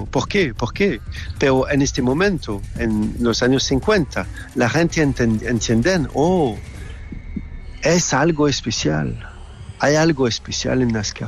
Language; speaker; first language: Spanish; non-native, fluent; French